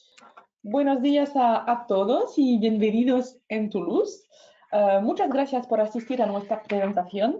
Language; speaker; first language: Spanish; non-native, fluent; French